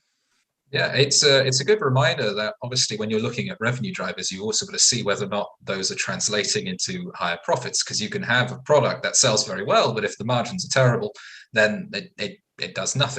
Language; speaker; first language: English; native; English